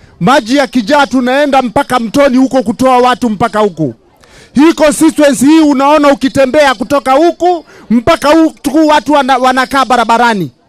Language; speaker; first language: Swahili; native; Swahili